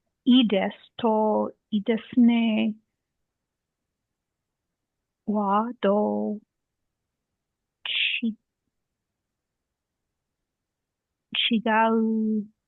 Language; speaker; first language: Japanese; non-native, learner; English